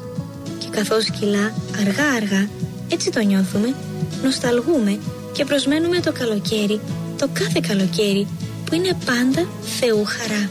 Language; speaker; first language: Greek; native; Greek